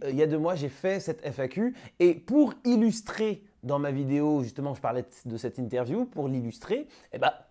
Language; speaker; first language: French; native; French